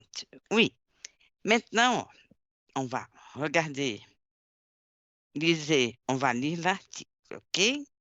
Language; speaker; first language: French; non-native, fluent; Portuguese